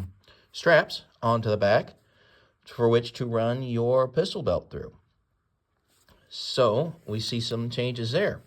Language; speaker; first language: English; native; English